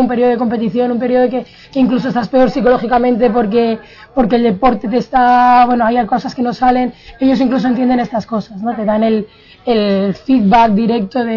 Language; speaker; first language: Spanish; native; Spanish